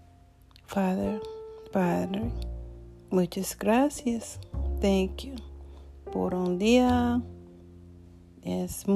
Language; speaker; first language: Spanish; non-native, learner; English